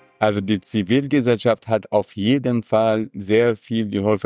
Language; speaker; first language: German; non-native, fluent; Arabic